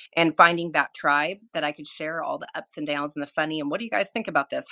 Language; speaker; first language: English; native; English